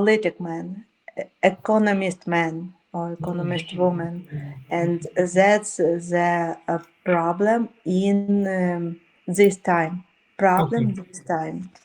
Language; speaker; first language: English; non-native, learner; Ukrainian